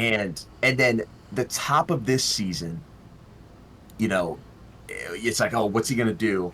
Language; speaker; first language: English; native; English